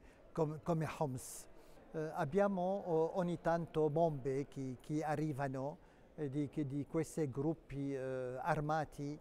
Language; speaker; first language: Italian; non-native, fluent; Arabic